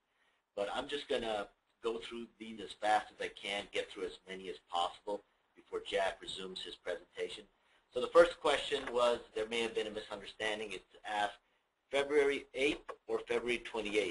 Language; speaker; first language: English; native; English